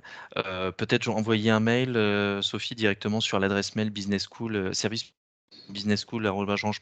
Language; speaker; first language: French; native; French